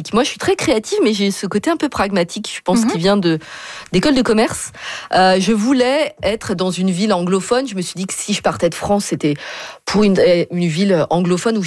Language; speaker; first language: French; native; French